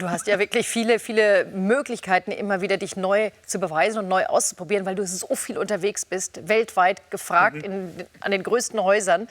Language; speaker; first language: German; native; German